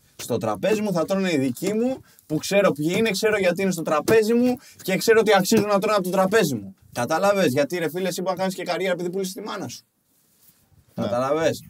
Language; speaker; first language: Greek; early bilingual, other home language; Albanian